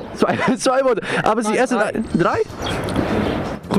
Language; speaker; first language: German; non-native, learner; Dutch